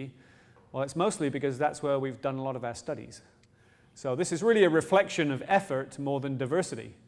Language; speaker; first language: English; native; English